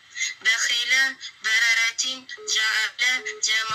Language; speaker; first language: Arabic; non-native, learner; Amharic